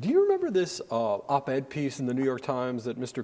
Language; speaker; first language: English; native; English